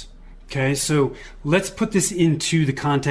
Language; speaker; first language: English; native; English